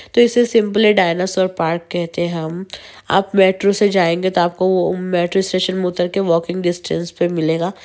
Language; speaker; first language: Hindi; non-native, local second language; Bangla